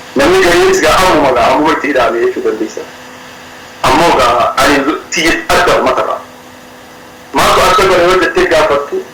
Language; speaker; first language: Oromo; early bilingual, heritage; Somali